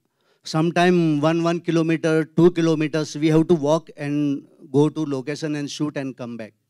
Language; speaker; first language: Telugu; non-native, learner; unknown